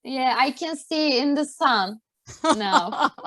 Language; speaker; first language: English; non-native, learner; Turkish